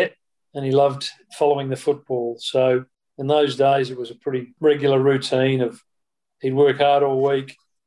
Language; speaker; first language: English; native; English